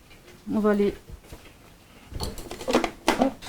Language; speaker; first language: French; native; French